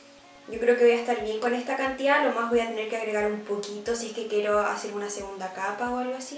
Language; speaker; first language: Spanish; native; Spanish